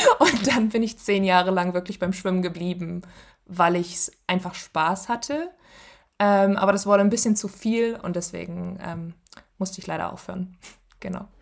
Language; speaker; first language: German; native; German